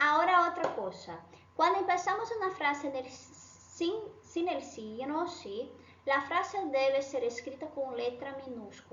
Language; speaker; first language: Spanish; non-native, fluent; Portuguese